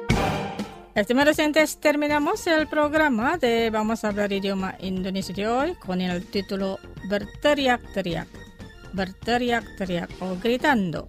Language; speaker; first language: Spanish; non-native, fluent; Indonesian